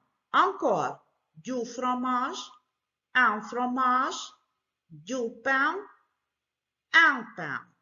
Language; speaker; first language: French; non-native, fluent; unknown